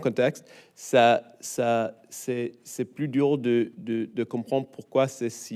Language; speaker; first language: French; non-native, learner; English